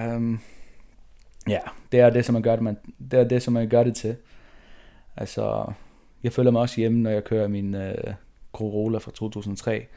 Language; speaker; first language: Danish; non-native, local second language; Faroese